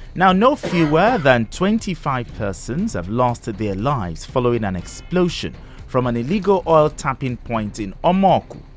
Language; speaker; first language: English; non-native, local second language; Yoruba